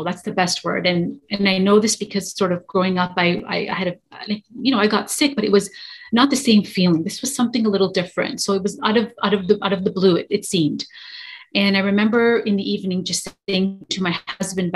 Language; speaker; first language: English; native; English